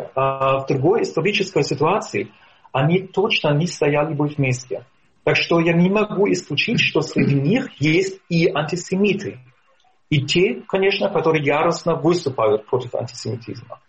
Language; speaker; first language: Russian; non-native, fluent; German